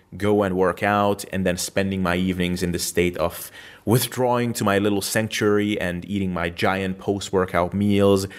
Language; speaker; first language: English; non-native, fluent; Hungarian